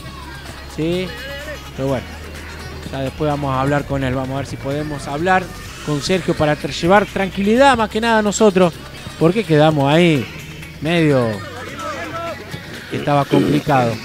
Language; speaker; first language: Spanish; native; Spanish